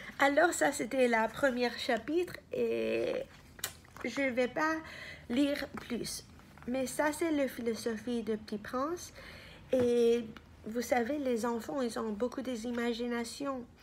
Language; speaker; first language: French; non-native, fluent; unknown